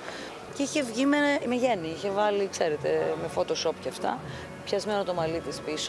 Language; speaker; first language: Greek; native; Greek